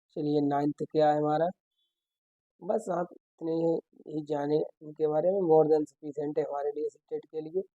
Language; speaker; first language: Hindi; native; Hindi